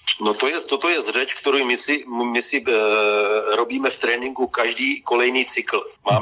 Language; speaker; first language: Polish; non-native, learner; Czech